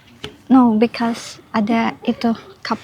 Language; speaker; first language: Indonesian; native; Indonesian